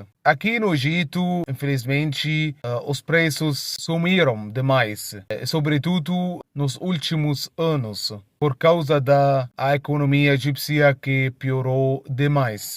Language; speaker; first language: Portuguese; non-native, fluent; Arabic